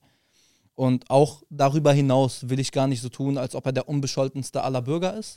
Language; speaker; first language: German; early bilingual, other home language; Arabic